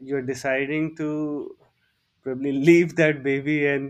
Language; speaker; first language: English; non-native, local second language; Hindi